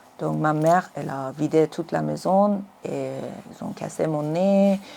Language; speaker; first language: French; non-native, learner; Persian